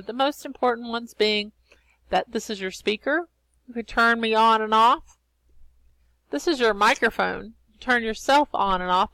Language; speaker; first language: English; native; English